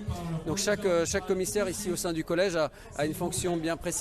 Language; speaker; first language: French; native; French